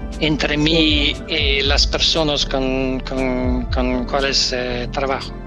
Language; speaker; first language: Spanish; non-native, learner; Danish